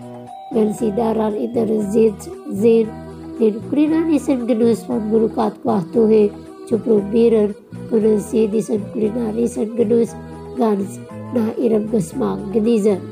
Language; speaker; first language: German; non-native, fluent; Indonesian